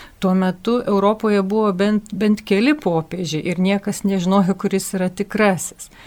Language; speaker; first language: Lithuanian; native; Lithuanian